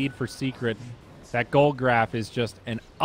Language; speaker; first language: English; native; English